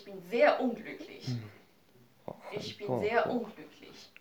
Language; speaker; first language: German; non-native, learner; Chinese